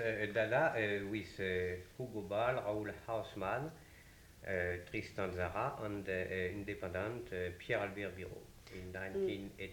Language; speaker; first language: English; non-native, learner; French